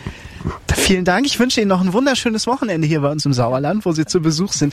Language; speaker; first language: German; native; German